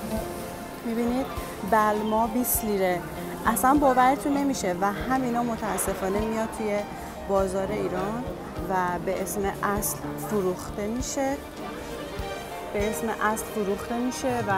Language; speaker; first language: Persian; native; Persian